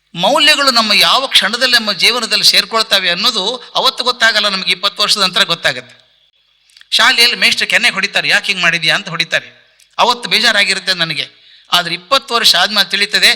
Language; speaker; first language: Kannada; native; Kannada